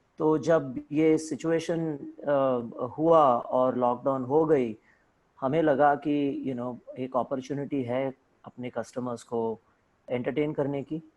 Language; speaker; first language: Hindi; non-native, local second language; Tamil